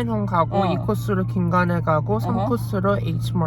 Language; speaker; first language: Korean; early bilingual, heritage; Korean